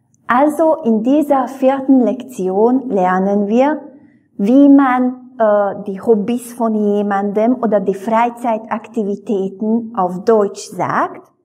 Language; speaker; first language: German; non-native, fluent; Slovak